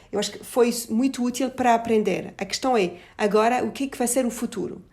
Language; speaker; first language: Portuguese; non-native, fluent; French